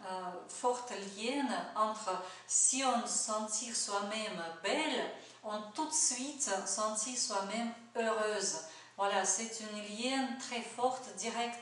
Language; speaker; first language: French; non-native, fluent; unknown